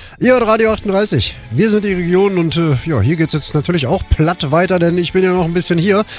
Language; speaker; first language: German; native; German